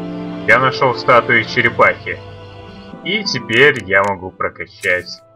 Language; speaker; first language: Russian; native; Russian